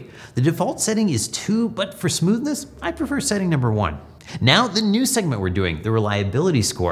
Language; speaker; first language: English; native; English